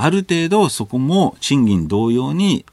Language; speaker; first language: Japanese; native; Japanese